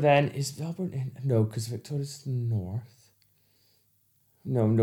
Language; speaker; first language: English; native; English